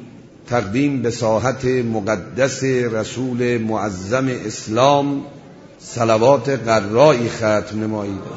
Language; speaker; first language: Persian; native; Persian